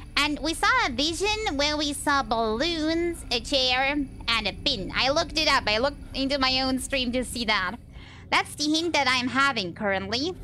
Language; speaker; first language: English; non-native, fluent; German